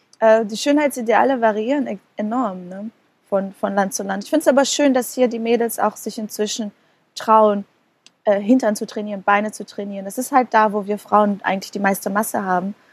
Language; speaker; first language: German; non-native, fluent; Portuguese